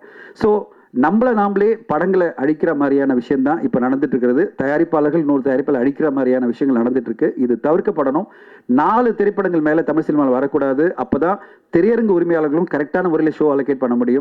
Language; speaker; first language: Tamil; native; Tamil